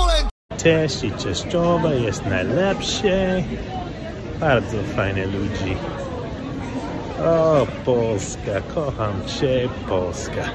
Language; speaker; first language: Polish; non-native, learner; English